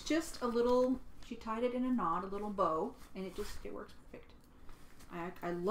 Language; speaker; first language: English; native; English